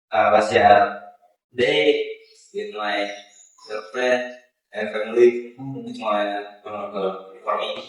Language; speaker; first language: English; non-native, learner; Indonesian